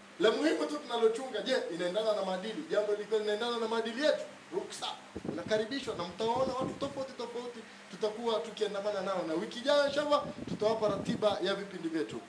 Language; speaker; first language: Swahili; native; Swahili